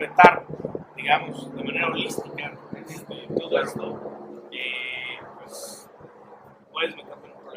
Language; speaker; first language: Spanish; native; Spanish